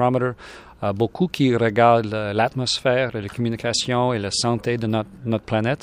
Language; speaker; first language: French; non-native, local second language; English